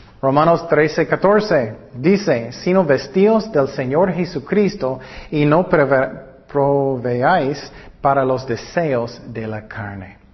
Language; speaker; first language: Spanish; non-native, learner; English